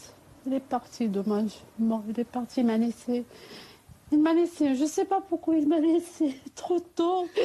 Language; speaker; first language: French; non-native, fluent; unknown